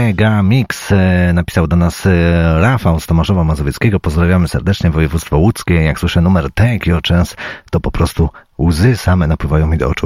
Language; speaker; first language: Polish; native; Polish